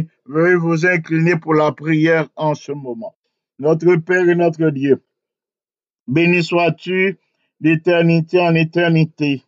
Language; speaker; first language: French; non-native, local second language; Haitian Creole